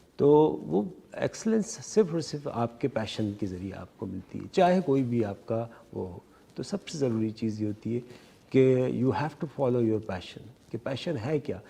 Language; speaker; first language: Urdu; native; Urdu